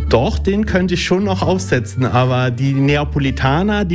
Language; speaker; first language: German; early bilingual, other home language; Italian